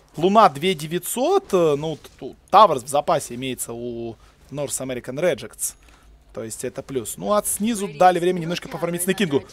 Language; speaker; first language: Russian; native; Russian